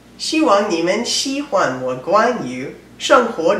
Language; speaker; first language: Chinese; non-native, learner; English